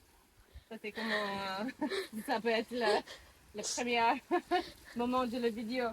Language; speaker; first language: French; non-native, fluent; English